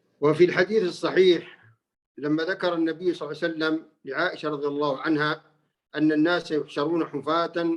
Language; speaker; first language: Arabic; native; Arabic